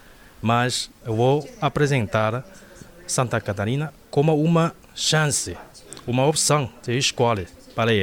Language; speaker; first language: Portuguese; non-native, fluent; Chinese